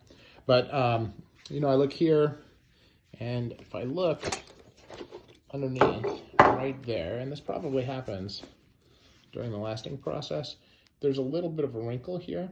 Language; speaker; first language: English; native; English